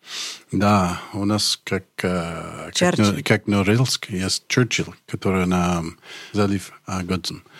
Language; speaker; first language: Russian; non-native, learner; English